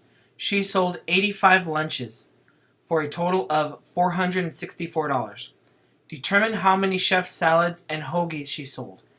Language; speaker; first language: English; native; English